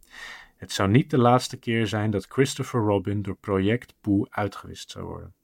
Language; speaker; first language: Dutch; native; Dutch